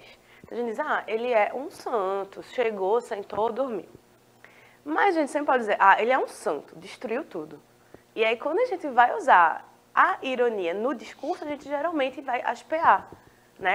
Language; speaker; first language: Portuguese; native; Portuguese